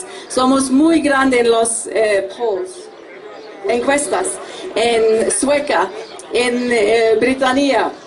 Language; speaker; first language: Spanish; non-native, fluent; German